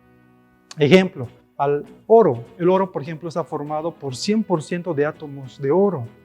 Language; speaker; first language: Spanish; native; Spanish